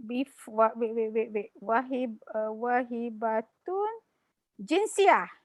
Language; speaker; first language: Arabic; non-native, learner; Malay